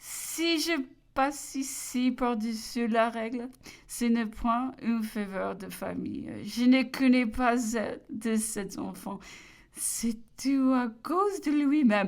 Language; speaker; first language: French; non-native, learner; English